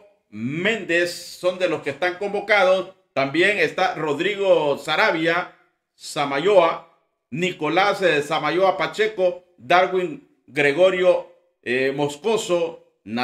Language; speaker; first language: Spanish; native; Spanish